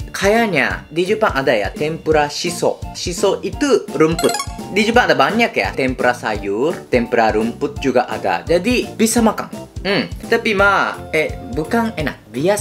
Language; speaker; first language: Indonesian; non-native, fluent; Japanese